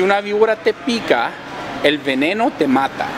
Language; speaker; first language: Spanish; early bilingual, heritage; Spanish